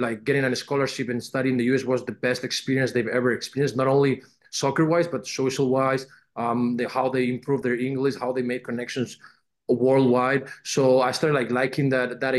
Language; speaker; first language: English; non-native, fluent; Spanish